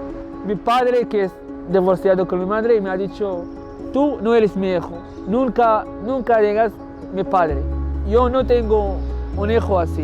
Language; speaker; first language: Spanish; non-native, learner; Arabic